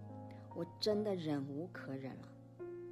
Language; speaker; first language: Chinese; native; Chinese